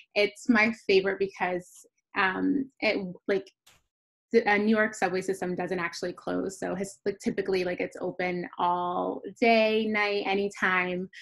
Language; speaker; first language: English; native; English